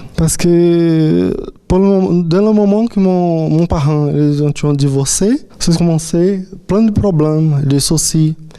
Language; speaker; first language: French; non-native, fluent; Portuguese